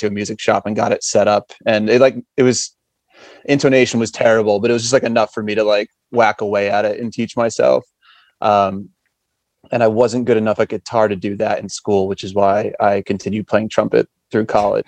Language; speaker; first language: English; native; English